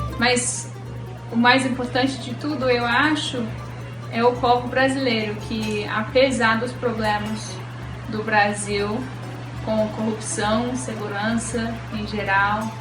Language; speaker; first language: Portuguese; non-native, fluent; English